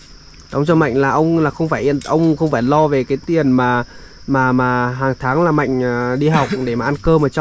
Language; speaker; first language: Vietnamese; native; Vietnamese